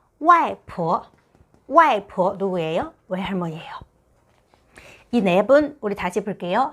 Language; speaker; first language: Korean; non-native, fluent; Chinese